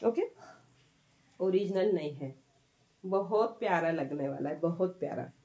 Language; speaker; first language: Hindi; non-native, local second language; Marathi